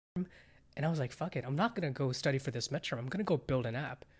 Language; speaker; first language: English; early bilingual, other home language; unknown